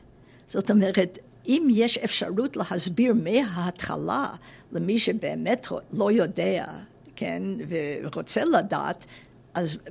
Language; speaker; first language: Hebrew; non-native, fluent; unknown